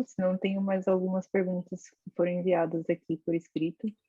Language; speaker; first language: Portuguese; native; Portuguese